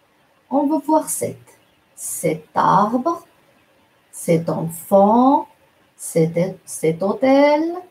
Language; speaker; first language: French; non-native, local second language; Arabic